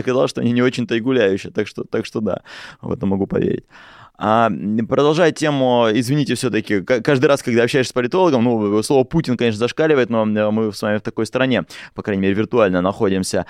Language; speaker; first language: Russian; native; Russian